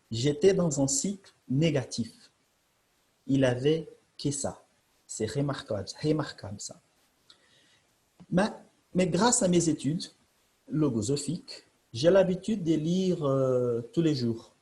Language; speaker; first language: French; non-native, fluent; Portuguese